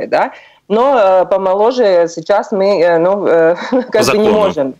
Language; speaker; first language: Russian; non-native, local second language; Latvian